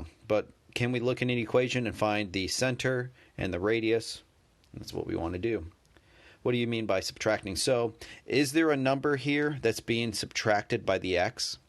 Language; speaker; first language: English; native; English